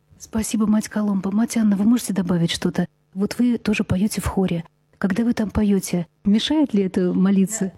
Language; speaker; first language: Russian; native; Russian